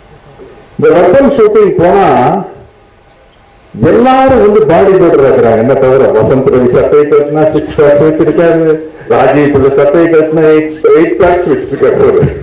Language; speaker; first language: Tamil; native; Tamil